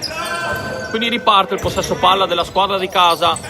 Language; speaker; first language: Italian; native; Italian